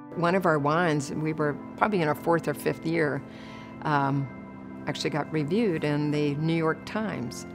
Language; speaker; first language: English; native; English